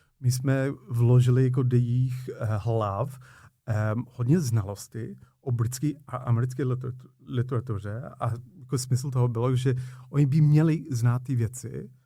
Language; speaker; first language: Czech; non-native, fluent; English